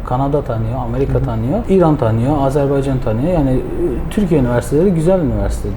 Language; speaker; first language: Turkish; non-native, fluent; Persian